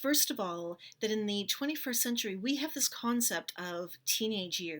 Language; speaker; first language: English; native; English